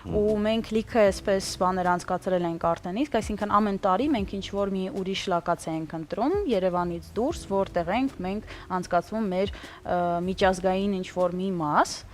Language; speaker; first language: Armenian; early bilingual, heritage; Armenian